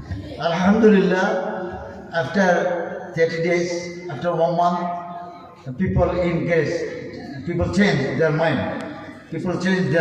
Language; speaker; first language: English; non-native, local second language; Bangla